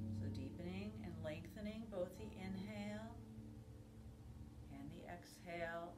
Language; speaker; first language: English; native; English